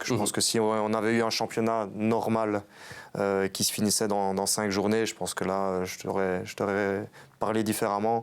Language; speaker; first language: French; native; French